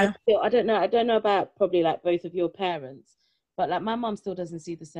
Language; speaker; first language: English; non-native, local second language; Yoruba